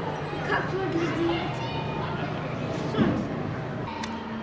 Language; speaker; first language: Russian; early bilingual, heritage; Russian